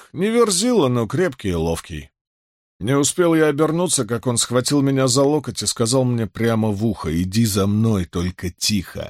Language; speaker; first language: Russian; native; Russian